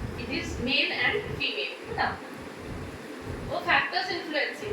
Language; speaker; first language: English; non-native, local second language; Malayalam